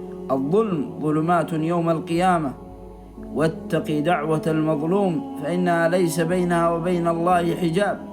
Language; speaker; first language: Arabic; native; Arabic